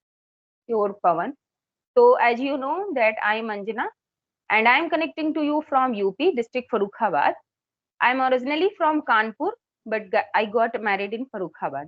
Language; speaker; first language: English; non-native, local second language; Hindi